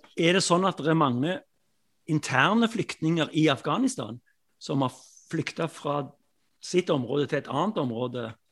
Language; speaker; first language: Norwegian; native; Norwegian